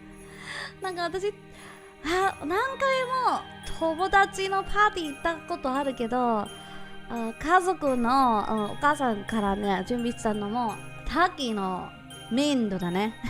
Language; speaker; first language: Japanese; non-native, learner; English